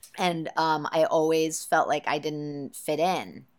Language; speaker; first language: English; early bilingual, other home language; German